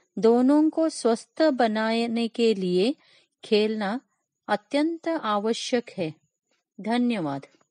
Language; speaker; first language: Hindi; non-native, local second language; Kannada